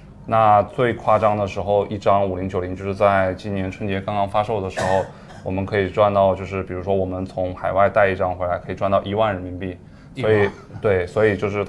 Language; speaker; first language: Chinese; native; Chinese